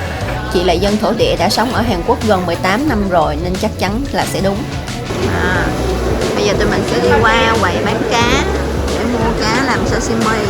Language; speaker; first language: Vietnamese; native; Vietnamese